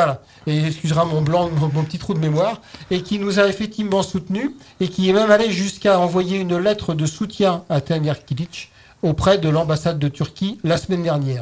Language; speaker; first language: French; native; French